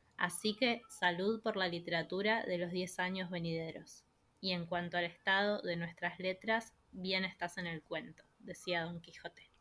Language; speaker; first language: Spanish; native; Spanish